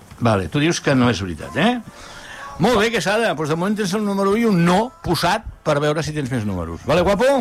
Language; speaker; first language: Catalan; native; Catalan